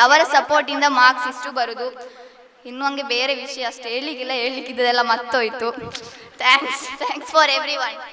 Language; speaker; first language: Kannada; non-native, local second language; Malayalam